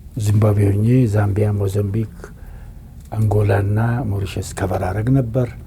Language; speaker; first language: Amharic; non-native, local second language; Oromo